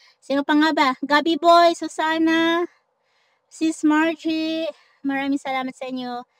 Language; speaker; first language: Filipino; non-native, local second language; Hiligaynon